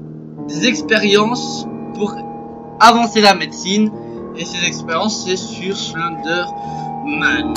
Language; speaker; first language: French; native; French